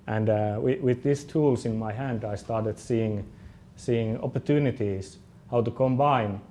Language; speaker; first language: English; non-native, fluent; Finnish